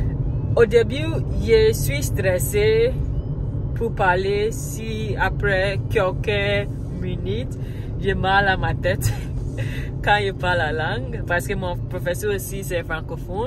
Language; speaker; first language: French; non-native, learner; Akan